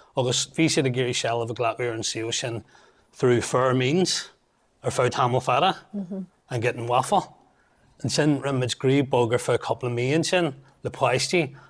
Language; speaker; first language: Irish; non-native, local second language; English